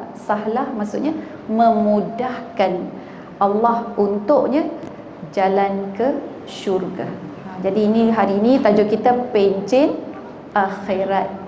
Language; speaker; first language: Malay; native; Malay